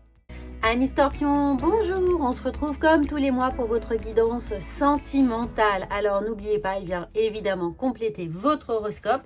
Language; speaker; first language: French; native; French